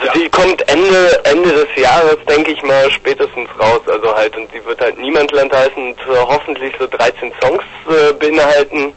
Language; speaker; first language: German; native; German